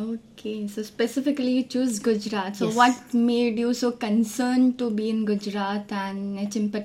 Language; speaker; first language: English; non-native, local second language; Gujarati